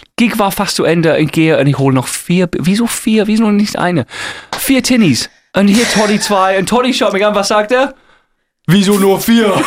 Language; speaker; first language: German; non-native, fluent; English